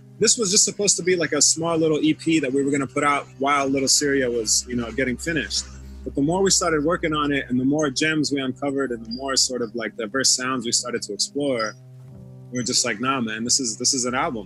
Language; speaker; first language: English; native; English